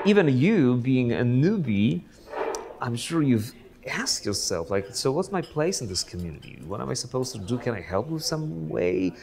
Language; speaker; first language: English; non-native, fluent; Polish